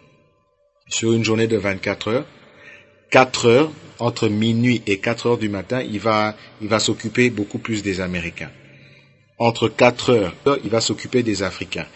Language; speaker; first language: French; non-native, local second language; Lingala